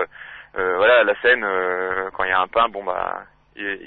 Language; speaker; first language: French; native; French